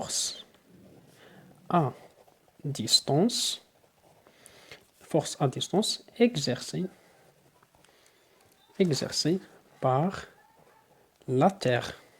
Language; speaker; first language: French; non-native, local second language; Arabic